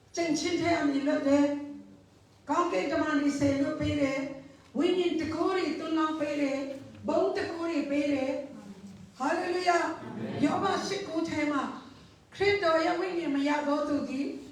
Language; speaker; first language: Burmese; non-native, local second language; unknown